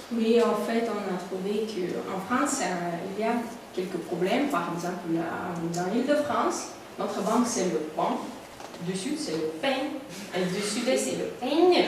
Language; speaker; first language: French; non-native, learner; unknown